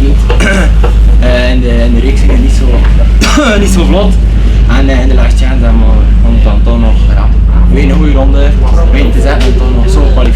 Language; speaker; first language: Dutch; native; Dutch